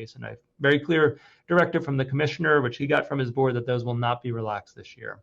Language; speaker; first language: English; native; English